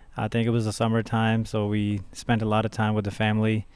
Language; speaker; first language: English; early bilingual, other home language; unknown